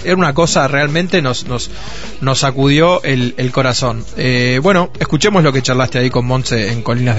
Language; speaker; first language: Spanish; native; Spanish